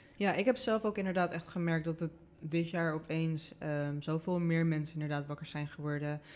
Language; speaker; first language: Dutch; native; Dutch